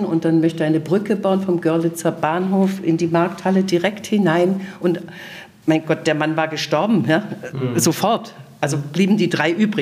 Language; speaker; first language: German; native; German